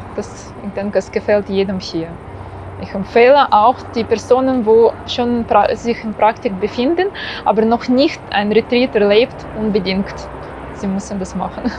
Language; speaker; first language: German; non-native, fluent; Russian